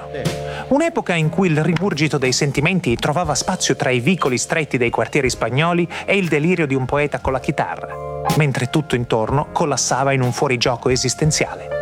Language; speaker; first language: Italian; native; Italian